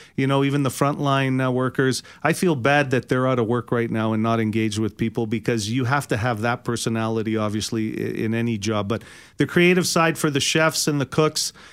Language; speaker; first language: English; native; English